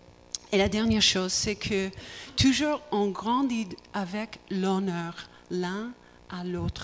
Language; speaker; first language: French; non-native, learner; English